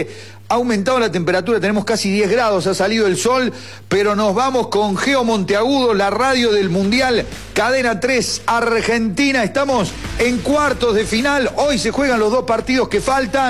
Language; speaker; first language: Spanish; native; Spanish